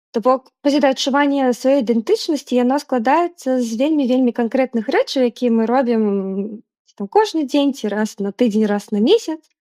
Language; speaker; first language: Belarusian; non-native, local second language; Russian